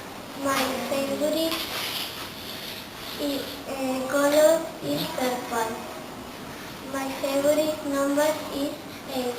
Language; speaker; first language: English; non-native, learner; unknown